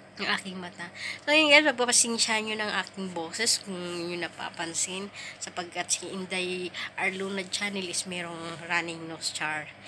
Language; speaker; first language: Filipino; non-native, local second language; Waray